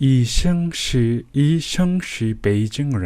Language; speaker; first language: Chinese; non-native, learner; Mongolian